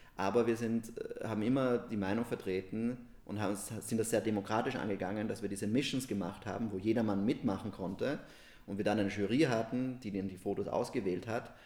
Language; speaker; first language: German; native; German